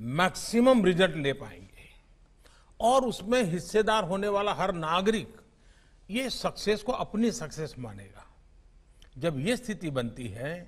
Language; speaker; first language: Hindi; non-native, local second language; Gujarati